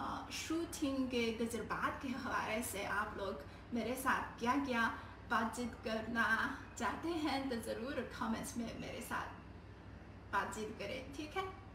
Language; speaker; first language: Hindi; non-native, learner; Chinese